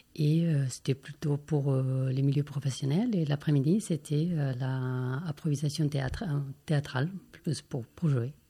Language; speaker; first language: French; non-native, fluent; Spanish